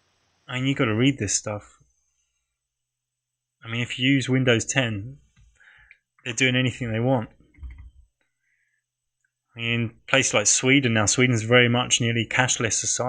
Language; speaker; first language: English; native; English